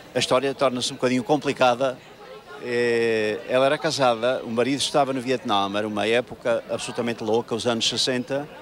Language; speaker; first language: Portuguese; native; Portuguese